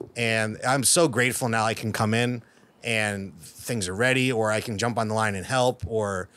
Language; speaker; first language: English; native; English